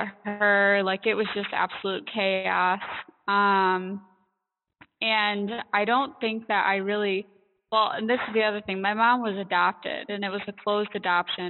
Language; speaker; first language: English; native; English